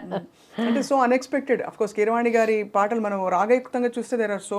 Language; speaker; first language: Telugu; native; Telugu